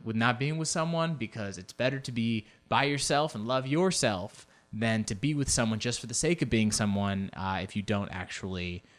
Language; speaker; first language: English; early bilingual, other home language; Spanish